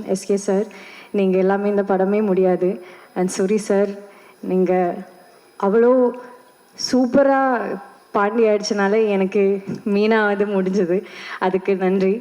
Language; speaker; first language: Tamil; non-native, learner; Malayalam